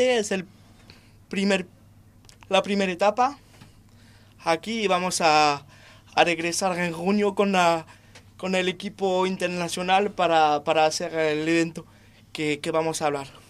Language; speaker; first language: Spanish; non-native, fluent; French